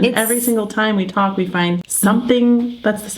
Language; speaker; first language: English; native; English